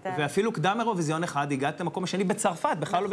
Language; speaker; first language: Hebrew; native; Hebrew